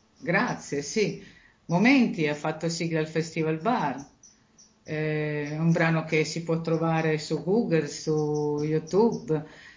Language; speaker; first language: Italian; native; Italian